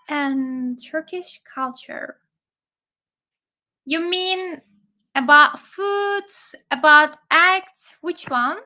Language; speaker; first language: English; non-native, fluent; Turkish